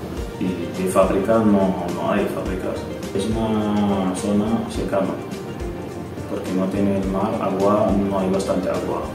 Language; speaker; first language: Spanish; non-native, learner; Wolof